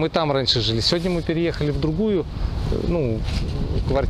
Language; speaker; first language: Russian; native; Russian